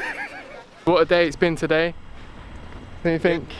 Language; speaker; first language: English; native; English